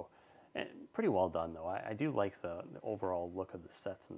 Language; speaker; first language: English; native; English